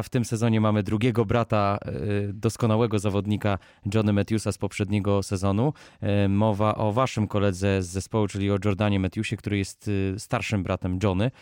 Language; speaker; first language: Polish; native; Polish